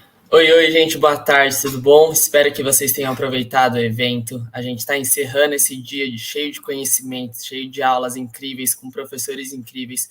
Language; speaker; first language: Portuguese; native; Portuguese